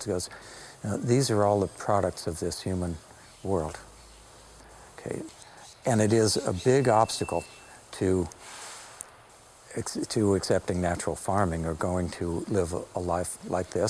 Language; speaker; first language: English; native; English